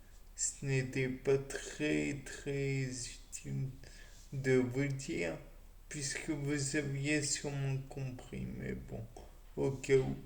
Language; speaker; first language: French; native; French